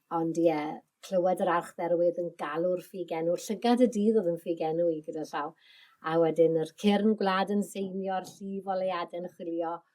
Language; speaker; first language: Welsh; native; Welsh